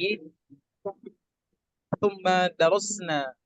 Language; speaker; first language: Arabic; non-native, learner; Indonesian